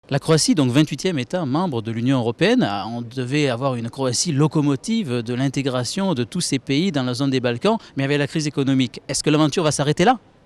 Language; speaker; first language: French; native; French